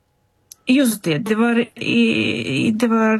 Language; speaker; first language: Swedish; non-native, fluent; Russian